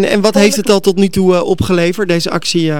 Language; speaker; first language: Dutch; native; Dutch